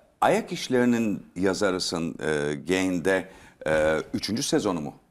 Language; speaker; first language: Turkish; native; Turkish